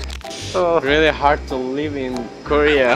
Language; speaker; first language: English; non-native, learner; Turkish